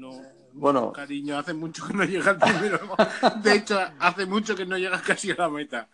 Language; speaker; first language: Spanish; native; Spanish